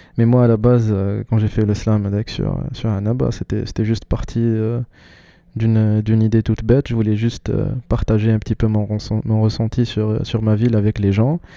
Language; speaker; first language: French; non-native, local second language; Arabic